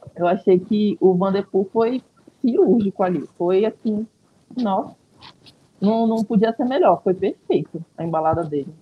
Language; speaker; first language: Portuguese; native; Portuguese